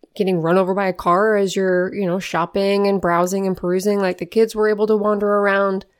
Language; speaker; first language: English; native; English